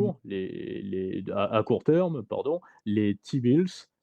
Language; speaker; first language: French; native; French